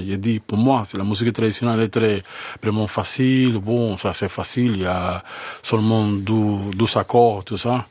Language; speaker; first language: French; non-native, learner; Spanish